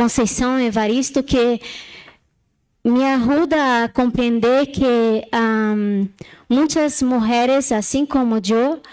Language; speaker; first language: Spanish; non-native, learner; Portuguese